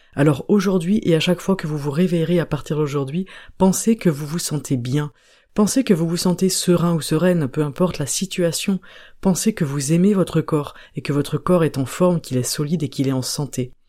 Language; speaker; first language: French; native; French